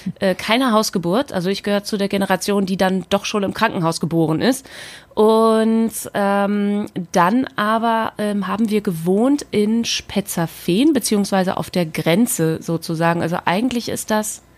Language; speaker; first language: German; native; German